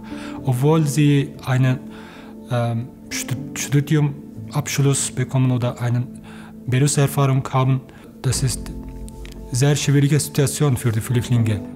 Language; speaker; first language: German; non-native, learner; Turkish